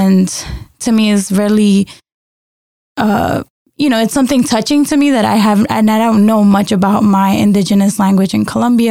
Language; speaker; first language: English; early bilingual, other home language; Spanish